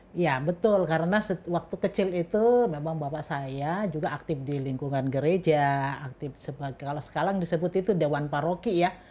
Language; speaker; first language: Indonesian; native; Indonesian